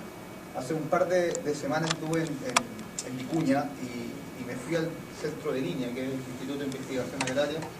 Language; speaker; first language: Spanish; native; Spanish